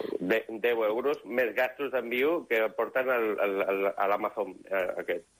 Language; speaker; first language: Catalan; non-native, local second language; Spanish